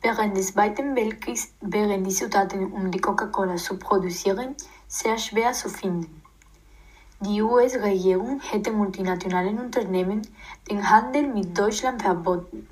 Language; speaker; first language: German; non-native, fluent; Spanish